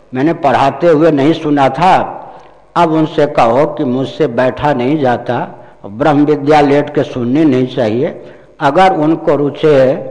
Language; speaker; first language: Hindi; non-native, local second language; Maithili